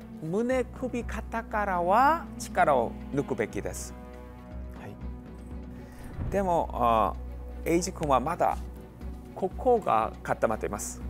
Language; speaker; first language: Japanese; non-native, fluent; Korean